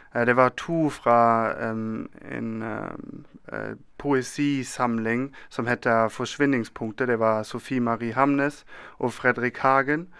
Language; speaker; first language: Norwegian; non-native, fluent; German